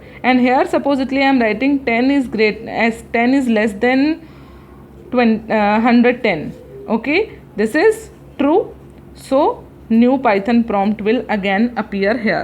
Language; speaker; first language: English; non-native, local second language; Hindi